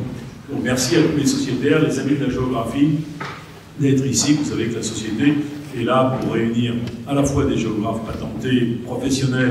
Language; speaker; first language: French; native; French